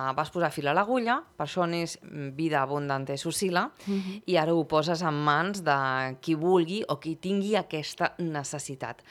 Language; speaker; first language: Catalan; native; Catalan